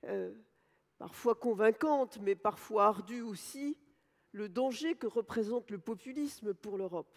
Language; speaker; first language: French; native; French